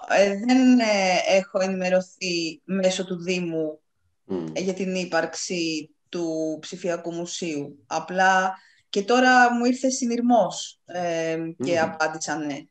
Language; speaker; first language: Greek; native; Greek